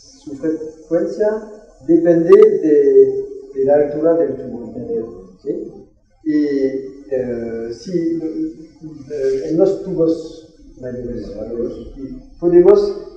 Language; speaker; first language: Spanish; non-native, learner; French